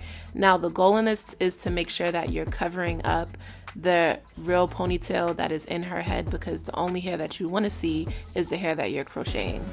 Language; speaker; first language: English; native; English